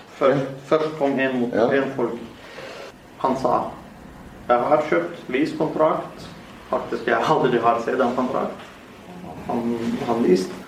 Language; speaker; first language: Norwegian; non-native, learner; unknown